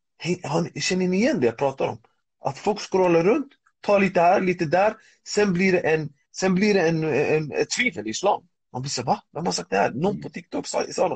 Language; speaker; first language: Swedish; early bilingual, other home language; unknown